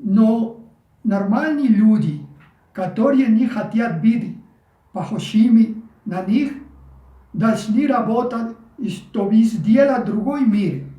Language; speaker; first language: Russian; non-native, fluent; Spanish